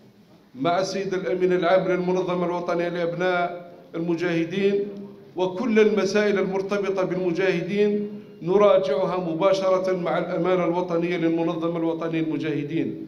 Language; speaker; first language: Arabic; native; Arabic